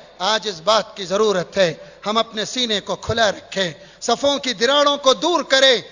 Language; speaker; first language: Urdu; native; Urdu